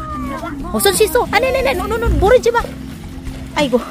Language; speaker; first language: Korean; non-native, learner; Filipino